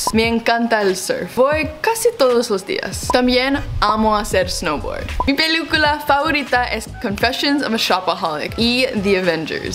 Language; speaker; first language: Spanish; non-native, learner; English